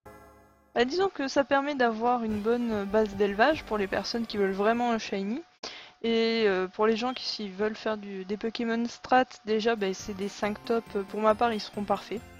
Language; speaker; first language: French; native; French